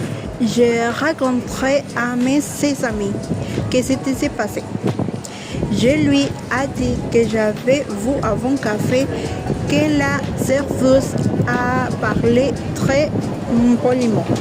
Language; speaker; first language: French; non-native, learner; Spanish